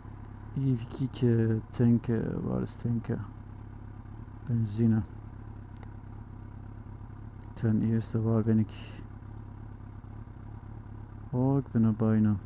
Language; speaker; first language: Dutch; non-native, fluent; Turkish